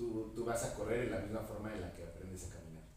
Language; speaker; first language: Spanish; native; Spanish